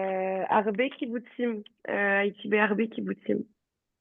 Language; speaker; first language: Hebrew; non-native, learner; French